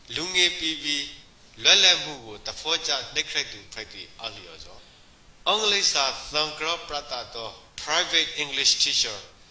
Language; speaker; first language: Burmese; native; Burmese